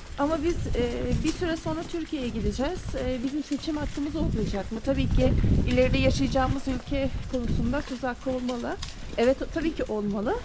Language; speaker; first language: Turkish; native; Turkish